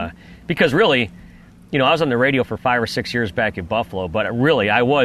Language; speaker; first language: English; native; English